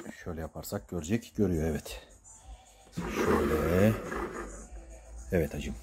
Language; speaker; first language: Turkish; native; Turkish